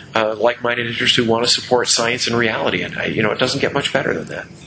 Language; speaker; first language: English; native; English